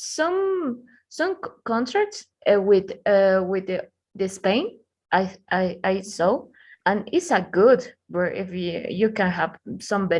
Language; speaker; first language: English; non-native, learner; Spanish